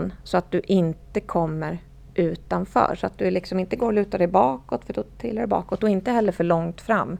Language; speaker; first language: Swedish; native; Swedish